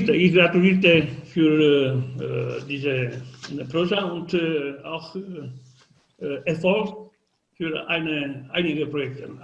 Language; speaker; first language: German; non-native, learner; Romanian